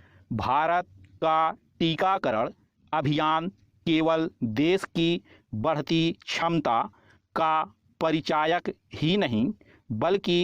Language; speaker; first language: Hindi; native; Hindi